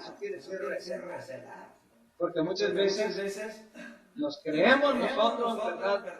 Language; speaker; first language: Spanish; native; Spanish